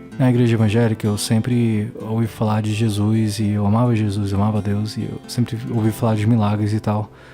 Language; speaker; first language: Portuguese; early bilingual, heritage; English